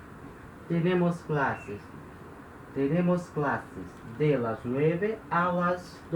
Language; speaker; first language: Spanish; non-native, fluent; Portuguese